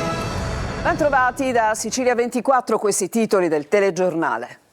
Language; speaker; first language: Italian; native; Italian